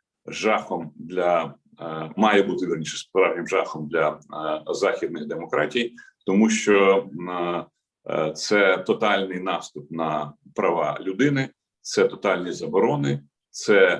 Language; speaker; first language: Ukrainian; native; Ukrainian